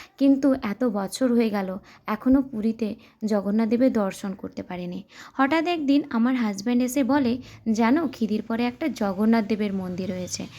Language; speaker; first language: Bangla; non-native, local second language; Santali